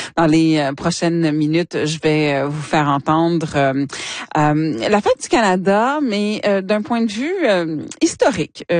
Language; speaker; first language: French; native; French